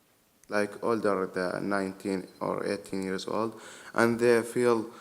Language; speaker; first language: English; non-native, learner; Arabic